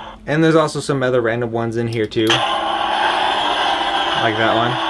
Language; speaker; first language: English; native; English